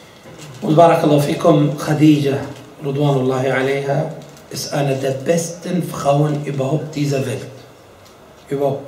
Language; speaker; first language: German; non-native, fluent; Arabic